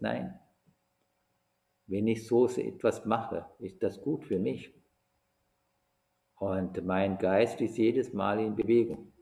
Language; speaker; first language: German; non-native, fluent; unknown